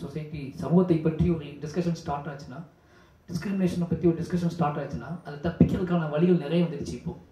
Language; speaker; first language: Tamil; native; Tamil